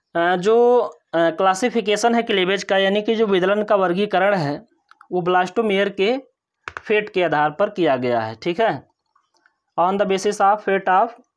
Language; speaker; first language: Hindi; native; Hindi